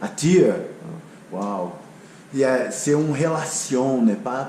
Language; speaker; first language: French; non-native, learner; Portuguese